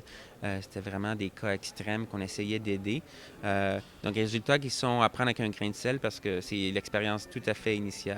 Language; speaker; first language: French; native; French